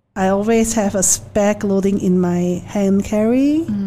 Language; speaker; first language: English; non-native, local second language; Min Nan Chinese